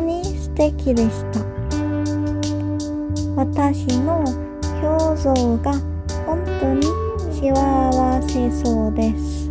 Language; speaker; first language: Japanese; non-native, fluent; Korean